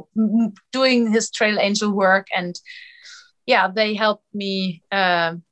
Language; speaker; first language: English; non-native, fluent; German